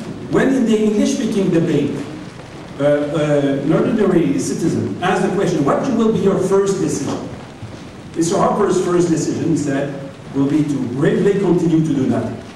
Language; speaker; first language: English; non-native, fluent; French